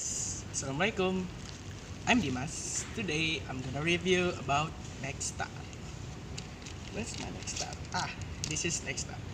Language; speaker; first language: English; non-native, learner; Indonesian